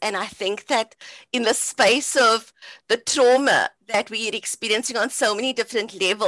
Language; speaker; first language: English; native; English